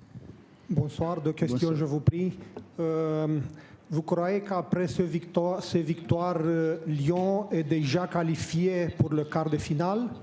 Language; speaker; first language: French; non-native, fluent; Romanian